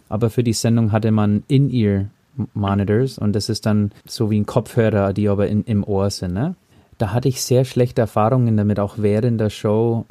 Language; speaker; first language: German; early bilingual, heritage; German